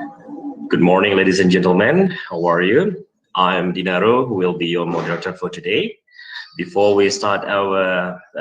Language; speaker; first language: English; non-native, fluent; Indonesian